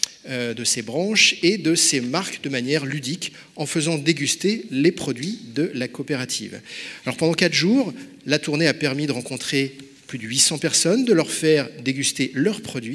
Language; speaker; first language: French; native; French